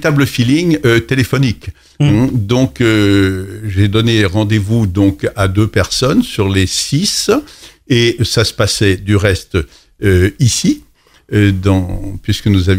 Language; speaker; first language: French; native; French